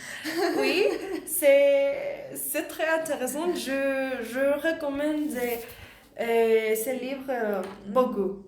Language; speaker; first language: French; non-native, learner; Spanish